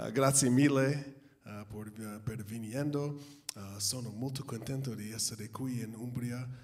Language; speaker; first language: Italian; non-native, learner; English